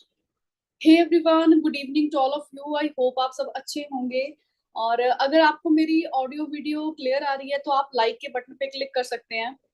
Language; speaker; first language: Hindi; non-native, local second language; Punjabi